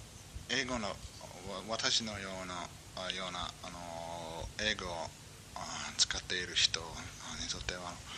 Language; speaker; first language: Japanese; non-native, fluent; English